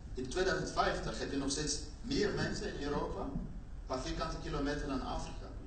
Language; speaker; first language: Dutch; non-native, fluent; Swahili